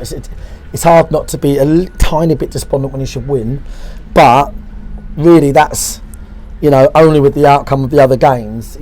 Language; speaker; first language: English; native; English